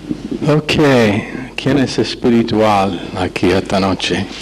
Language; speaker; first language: Spanish; non-native, fluent; English